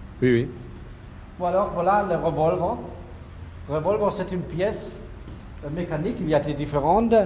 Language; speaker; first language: French; non-native, learner; German